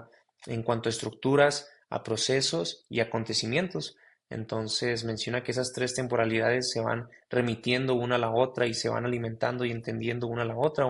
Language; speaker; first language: Spanish; native; Spanish